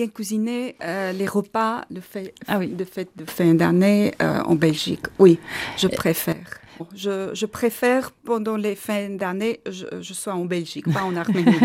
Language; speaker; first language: French; non-native, learner; Armenian